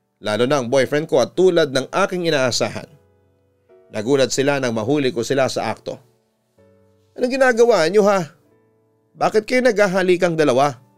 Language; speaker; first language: Filipino; native; Filipino